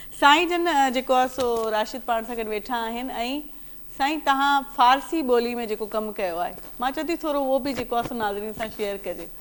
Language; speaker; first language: Sindhi; native; Sindhi